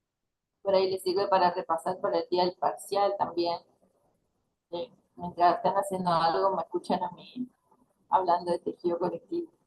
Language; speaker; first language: Spanish; native; Spanish